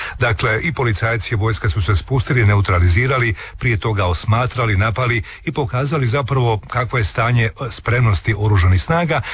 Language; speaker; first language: Croatian; native; Croatian